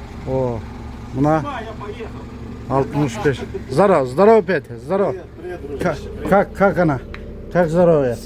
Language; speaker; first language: Russian; non-native, local second language; Kyrgyz